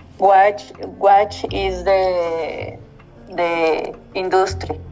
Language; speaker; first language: English; non-native, learner; Spanish